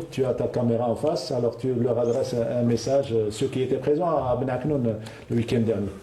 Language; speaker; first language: French; non-native, local second language; Arabic